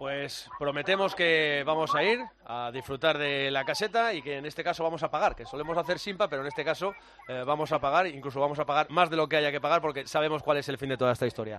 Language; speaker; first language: Spanish; native; Spanish